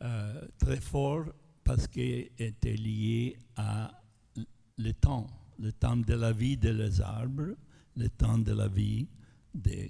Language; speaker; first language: French; non-native, fluent; Italian